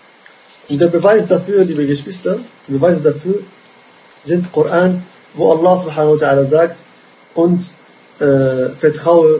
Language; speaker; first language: German; non-native, fluent; Arabic